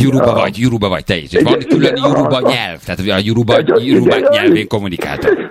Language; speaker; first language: Hungarian; native; Hungarian